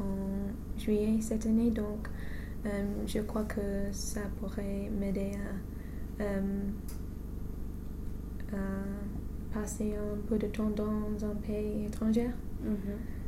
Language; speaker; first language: French; non-native, learner; English